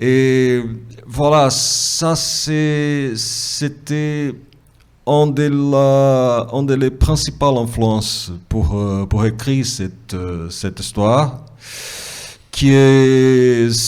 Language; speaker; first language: French; non-native, fluent; Portuguese